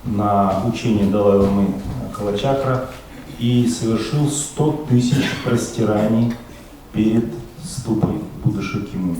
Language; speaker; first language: Russian; native; Russian